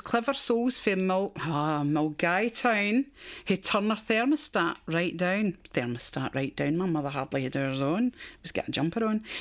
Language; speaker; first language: English; native; English